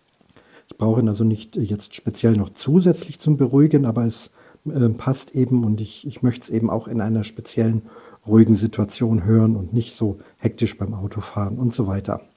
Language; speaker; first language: German; native; German